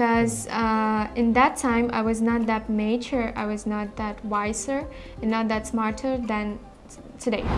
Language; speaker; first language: English; non-native, learner; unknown